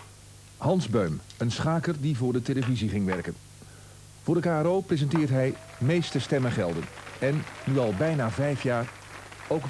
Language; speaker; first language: Dutch; native; Dutch